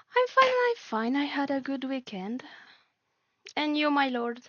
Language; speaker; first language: English; non-native, learner; French